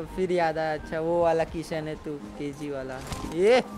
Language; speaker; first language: Hindi; non-native, local second language; Gujarati